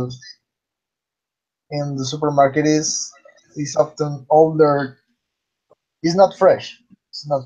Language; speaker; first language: English; non-native, learner; Spanish